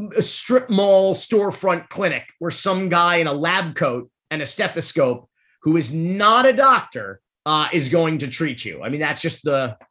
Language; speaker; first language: English; native; English